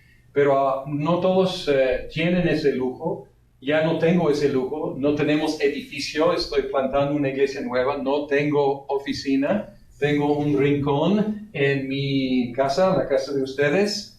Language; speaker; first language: Spanish; non-native, fluent; English